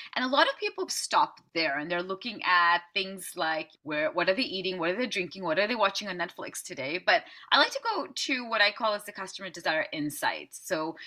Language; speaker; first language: English; early bilingual, other home language; Dutch